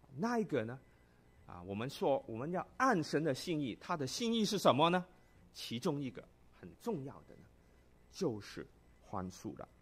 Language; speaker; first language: Chinese; non-native, local second language; Cantonese